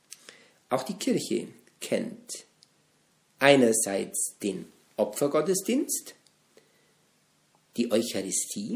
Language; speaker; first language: German; native; German